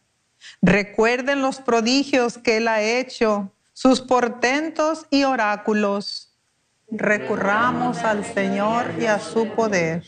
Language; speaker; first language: Spanish; native; Spanish